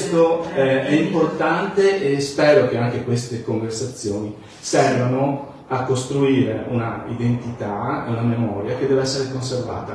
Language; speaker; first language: Italian; native; Italian